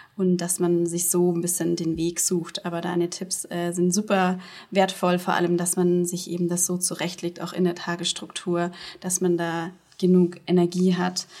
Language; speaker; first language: German; native; German